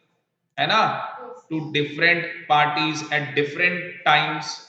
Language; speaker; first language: Hindi; native; Hindi